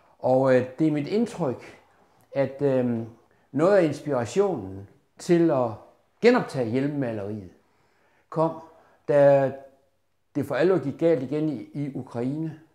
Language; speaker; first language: Danish; native; Danish